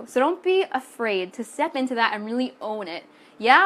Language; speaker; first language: English; native; English